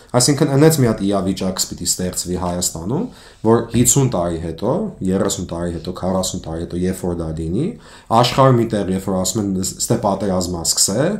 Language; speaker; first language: Armenian; early bilingual, heritage; Armenian